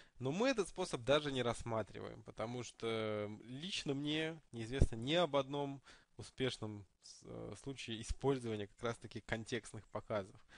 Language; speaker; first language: Russian; native; Russian